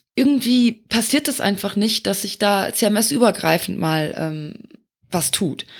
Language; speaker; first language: German; non-native, local second language; Luxembourgish